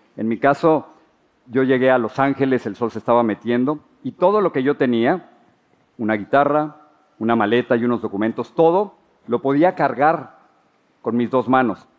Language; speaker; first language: Spanish; native; Spanish